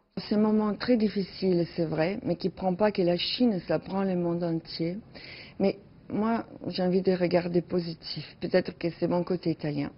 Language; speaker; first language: French; non-native, fluent; Italian